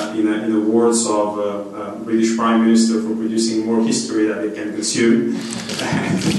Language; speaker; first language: English; non-native, fluent; Macedonian